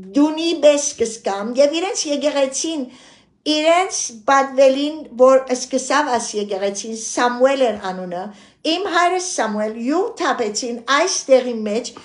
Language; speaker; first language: Armenian; early bilingual, heritage; Armenian